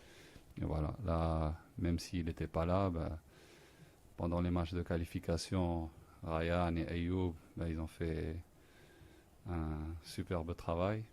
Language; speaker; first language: French; non-native, local second language; Arabic